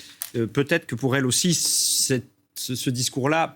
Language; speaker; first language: French; native; French